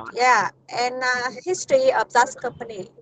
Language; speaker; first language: English; non-native, learner; Vietnamese